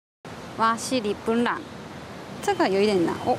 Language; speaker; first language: Chinese; non-native, learner; Japanese